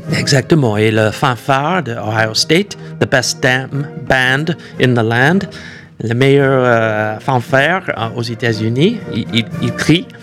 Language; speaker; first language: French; non-native, fluent; English